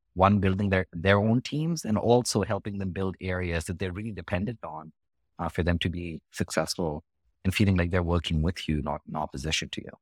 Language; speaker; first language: English; non-native, local second language; Hindi